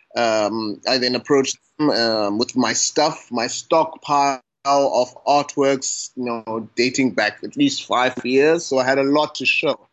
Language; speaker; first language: English; non-native, local second language; Xhosa